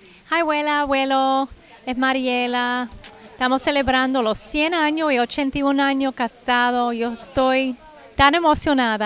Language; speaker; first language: Spanish; early bilingual, heritage; Spanish